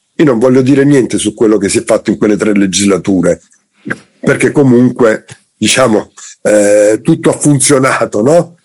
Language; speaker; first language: Italian; native; Italian